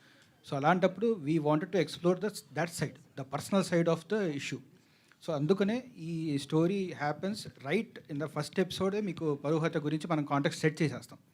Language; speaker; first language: Telugu; native; Telugu